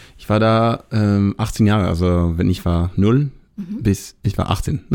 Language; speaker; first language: German; non-native, learner; Hebrew